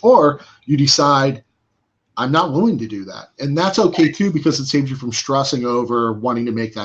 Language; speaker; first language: English; native; English